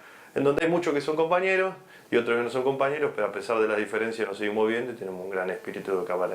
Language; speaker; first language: Spanish; native; Spanish